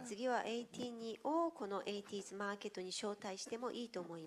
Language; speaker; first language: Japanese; non-native, learner; Korean